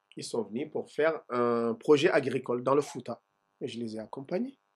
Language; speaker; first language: French; non-native, local second language; Fula